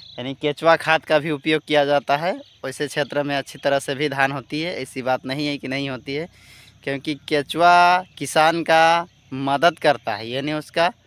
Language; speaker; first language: Hindi; native; Hindi